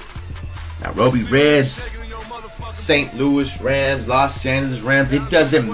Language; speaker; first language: English; native; English